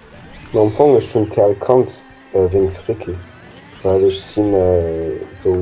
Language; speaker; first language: German; non-native, local second language; Luxembourgish